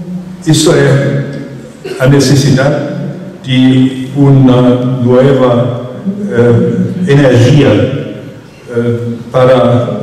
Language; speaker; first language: Spanish; non-native, fluent; German